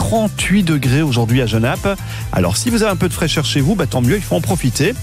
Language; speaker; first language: French; native; French